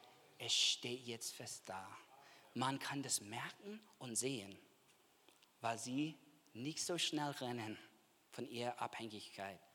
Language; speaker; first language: German; non-native, fluent; English